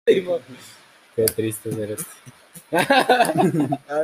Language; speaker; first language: Spanish; native; Spanish